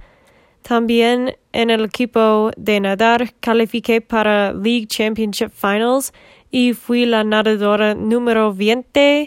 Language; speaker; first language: Spanish; non-native, learner; English